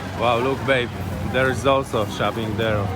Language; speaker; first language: English; non-native, fluent; Polish